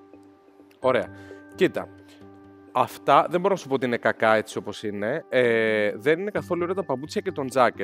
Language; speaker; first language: Greek; native; Greek